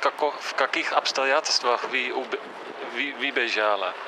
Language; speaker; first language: Russian; non-native, fluent; Dutch